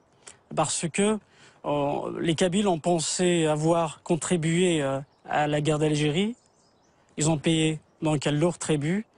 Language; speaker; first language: French; non-native, local second language; Kabyle